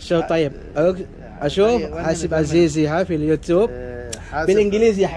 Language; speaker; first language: Arabic; non-native, learner; Indonesian